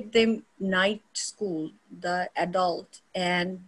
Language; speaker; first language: English; non-native, local second language; Bangla